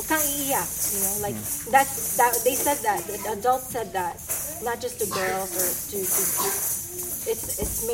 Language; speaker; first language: English; non-native, local second language; Filipino